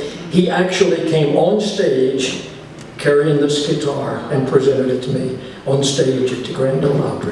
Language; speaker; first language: English; native; English